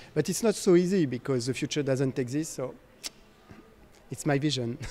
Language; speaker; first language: English; non-native, fluent; French